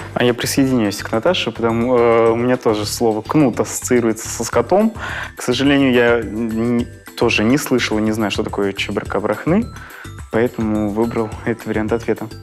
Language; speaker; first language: Russian; non-native, local second language; Chuvash